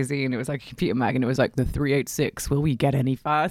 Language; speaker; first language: English; native; English